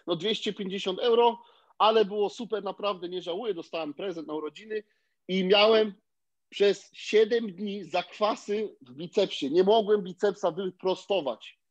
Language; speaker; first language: Polish; early bilingual, heritage; Polish